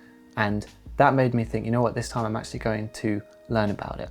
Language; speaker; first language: English; native; English